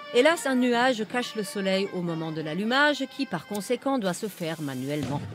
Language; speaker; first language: French; non-native, fluent; German